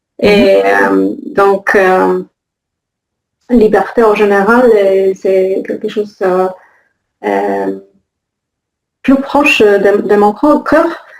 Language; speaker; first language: French; non-native, learner; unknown